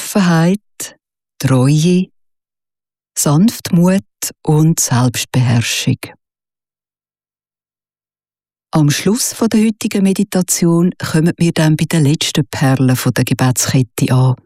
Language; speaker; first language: German; native; German